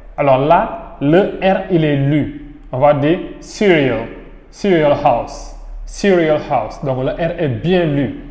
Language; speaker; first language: French; non-native, local second language; Wolof